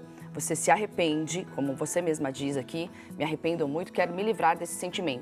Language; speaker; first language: Portuguese; native; Portuguese